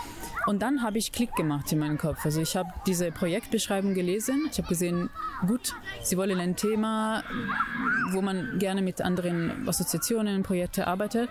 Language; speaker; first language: German; non-native, fluent; Italian